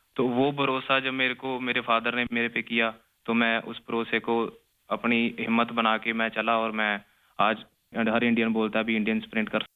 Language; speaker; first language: Hindi; non-native, local second language; Punjabi